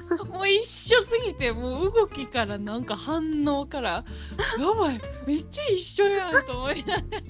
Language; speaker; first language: Japanese; native; Japanese